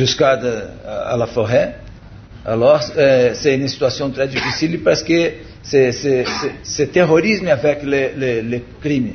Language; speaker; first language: French; non-native, learner; Portuguese